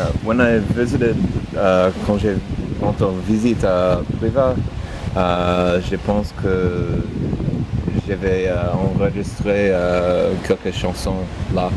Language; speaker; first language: French; non-native, learner; English